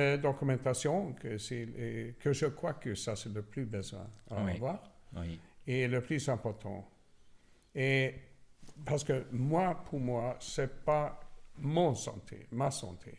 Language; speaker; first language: French; non-native, learner; Swedish